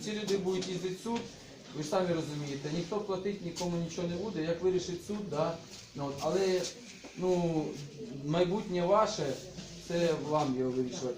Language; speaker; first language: Ukrainian; native; Ukrainian